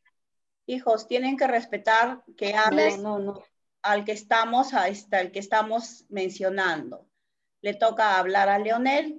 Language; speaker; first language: Spanish; native; Spanish